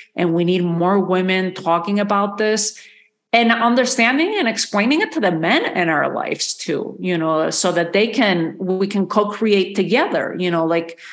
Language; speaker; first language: English; non-native, fluent; Spanish